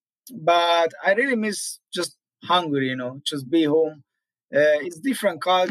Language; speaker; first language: English; non-native, learner; Hungarian